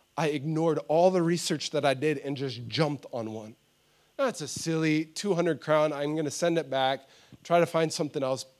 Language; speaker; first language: English; native; English